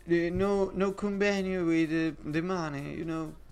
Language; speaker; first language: English; non-native, learner; Spanish